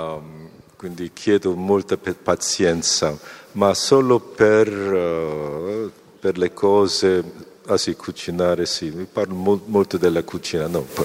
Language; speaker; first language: Italian; non-native, fluent; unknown